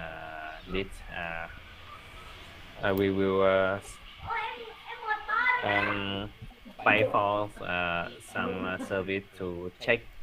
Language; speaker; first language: English; non-native, learner; Vietnamese